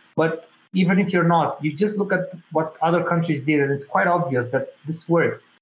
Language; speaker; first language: English; non-native, fluent; Romanian